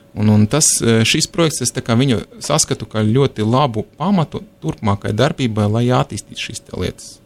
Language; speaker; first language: Latvian; non-native, local second language; Russian